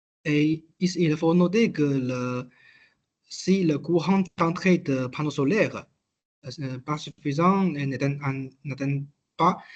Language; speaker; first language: French; non-native, learner; Chinese